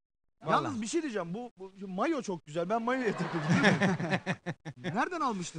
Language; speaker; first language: Turkish; native; Turkish